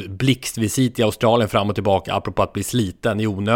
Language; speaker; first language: Swedish; native; Swedish